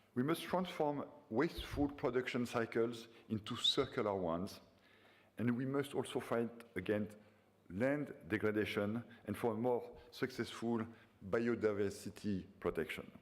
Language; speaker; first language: English; non-native, fluent; French